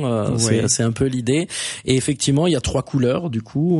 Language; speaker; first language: French; native; French